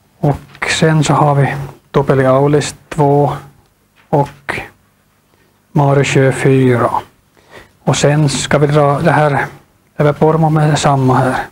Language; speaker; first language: Swedish; native; Swedish